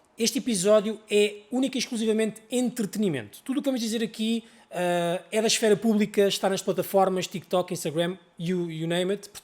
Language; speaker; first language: Portuguese; native; Portuguese